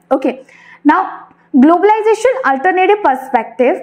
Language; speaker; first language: Hindi; native; Hindi